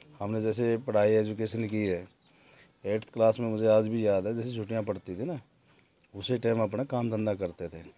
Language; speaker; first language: Hindi; native; Hindi